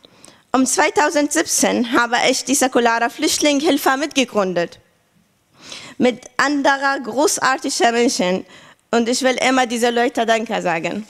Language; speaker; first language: German; non-native, learner; Arabic